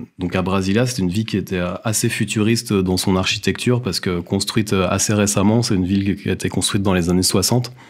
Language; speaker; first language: French; native; French